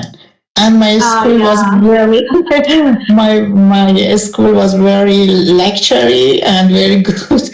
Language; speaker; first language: English; non-native, learner; Persian